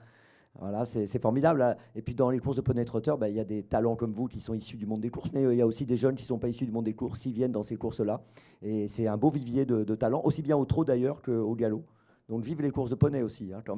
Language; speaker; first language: French; native; French